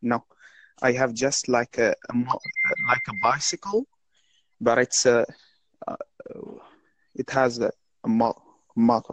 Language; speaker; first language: English; non-native, learner; Arabic